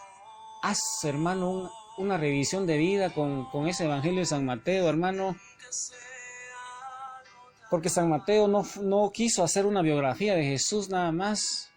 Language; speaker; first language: Spanish; native; Spanish